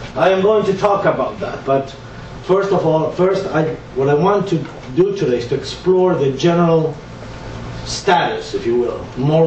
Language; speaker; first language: English; non-native, fluent; Spanish